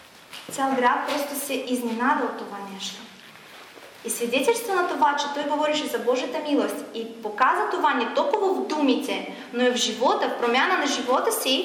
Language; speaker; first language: Bulgarian; non-native, fluent; Russian